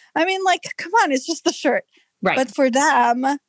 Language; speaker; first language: English; non-native, fluent; Serbian